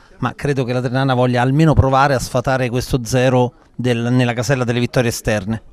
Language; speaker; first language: Italian; native; Italian